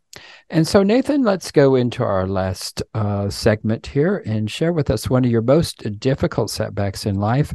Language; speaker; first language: English; native; English